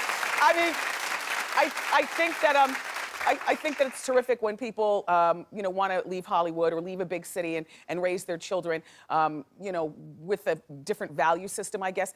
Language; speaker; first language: English; native; English